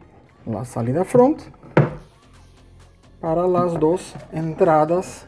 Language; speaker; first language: Spanish; non-native, learner; Portuguese